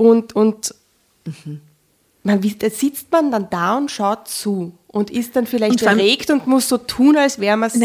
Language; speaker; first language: German; native; German